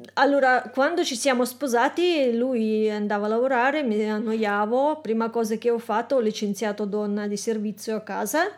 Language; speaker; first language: Italian; non-native, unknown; Russian